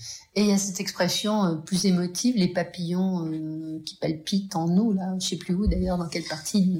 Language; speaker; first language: French; native; French